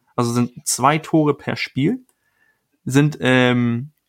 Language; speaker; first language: German; non-native, fluent; Danish